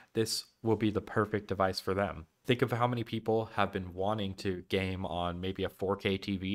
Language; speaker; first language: English; native; English